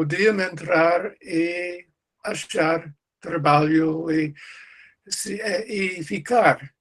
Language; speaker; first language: Portuguese; non-native, learner; English